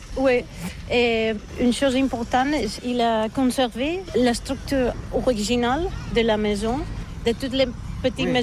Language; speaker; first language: French; non-native, fluent; Catalan